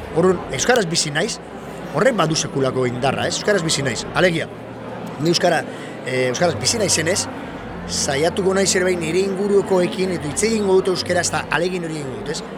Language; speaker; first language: Basque; non-native, local second language; Spanish